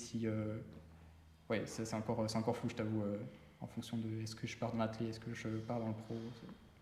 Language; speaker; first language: French; native; French